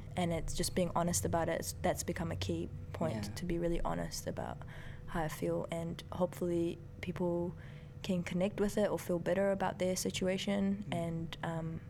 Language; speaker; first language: English; early bilingual, other home language; Persian